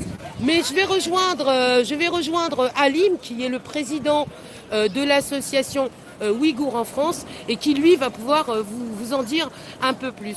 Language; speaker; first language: French; native; French